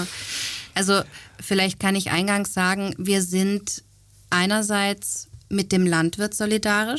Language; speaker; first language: German; native; German